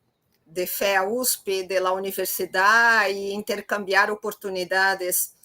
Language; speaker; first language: Spanish; non-native, fluent; Portuguese